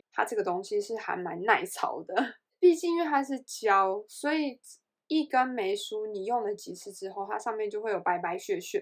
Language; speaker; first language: Chinese; native; Chinese